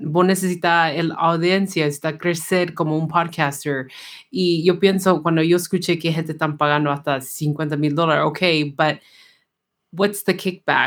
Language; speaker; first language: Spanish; early bilingual, heritage; Spanish